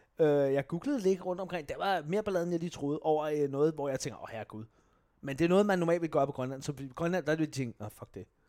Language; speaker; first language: Danish; native; Danish